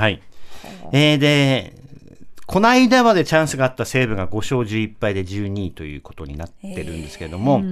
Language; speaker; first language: Japanese; native; Japanese